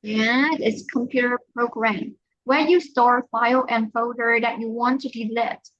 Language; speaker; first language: English; non-native, fluent; Vietnamese